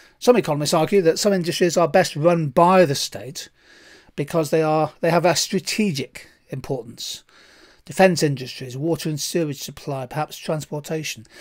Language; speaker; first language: English; native; English